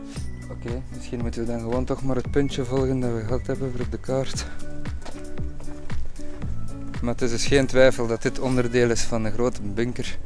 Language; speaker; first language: Dutch; native; Dutch